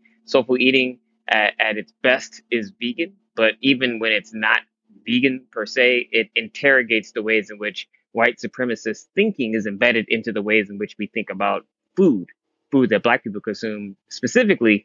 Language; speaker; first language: English; native; English